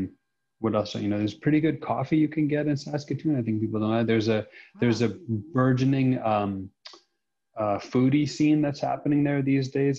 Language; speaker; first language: English; native; English